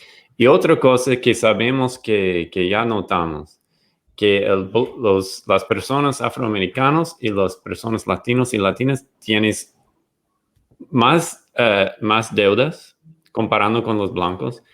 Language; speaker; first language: Spanish; non-native, fluent; English